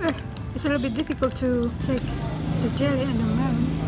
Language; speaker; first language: English; non-native, learner; Indonesian